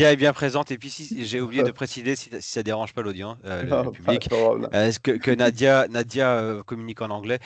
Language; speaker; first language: French; native; French